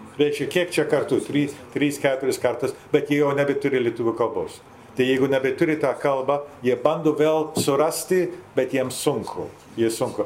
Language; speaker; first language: Lithuanian; early bilingual, heritage; Lithuanian